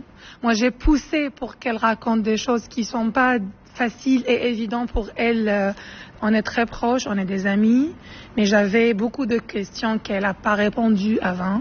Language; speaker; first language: French; non-native, fluent; Arabic